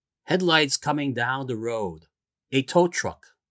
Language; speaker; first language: English; non-native, fluent; Korean